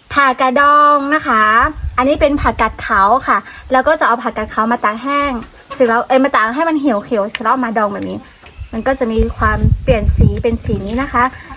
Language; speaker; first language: Thai; non-native, local second language; Karen languages